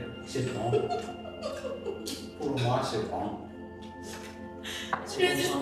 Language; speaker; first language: French; non-native, local second language; Malagasy